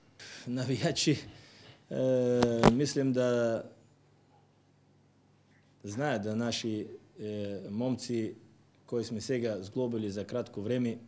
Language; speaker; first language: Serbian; non-native, learner; Bulgarian